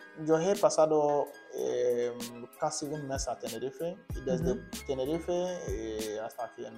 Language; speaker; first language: Spanish; non-native, learner; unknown